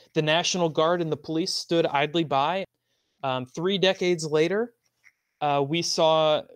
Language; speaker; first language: English; native; English